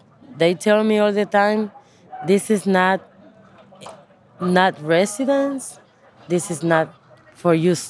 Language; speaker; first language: English; non-native, learner; Spanish